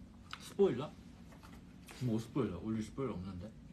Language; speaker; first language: Korean; non-native, fluent; Chinese